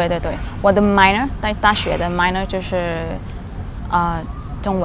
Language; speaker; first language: Chinese; non-native, learner; Thai